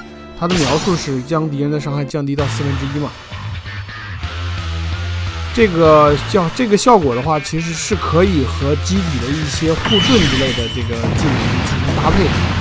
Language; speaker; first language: Chinese; native; Chinese